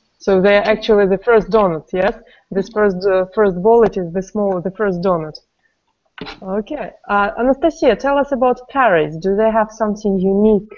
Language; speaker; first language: English; non-native, fluent; Russian